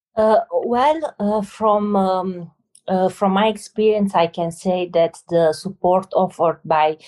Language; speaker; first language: English; non-native, fluent; Romanian